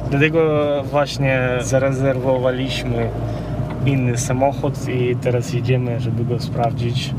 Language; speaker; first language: Polish; non-native, fluent; Ukrainian